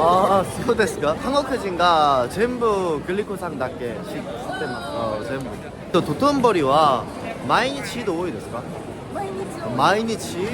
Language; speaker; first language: Japanese; non-native, learner; Korean